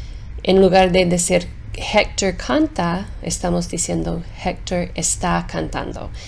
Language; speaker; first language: Spanish; non-native, fluent; English